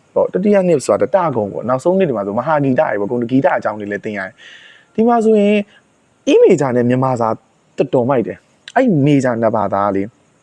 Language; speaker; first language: Burmese; native; Burmese